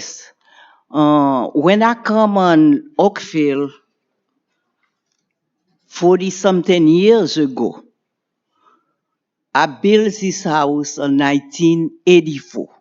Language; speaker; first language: English; non-native, learner; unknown